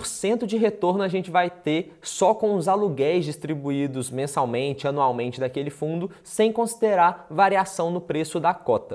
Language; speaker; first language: Portuguese; native; Portuguese